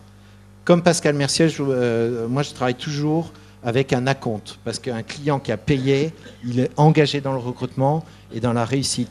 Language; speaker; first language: French; native; French